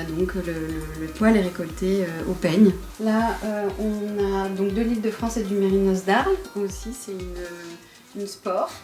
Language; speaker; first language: French; native; French